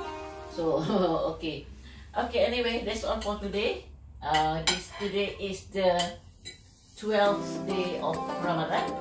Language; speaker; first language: English; non-native, local second language; Malay